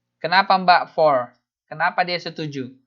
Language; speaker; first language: Indonesian; native; Indonesian